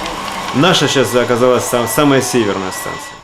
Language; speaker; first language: Russian; native; Russian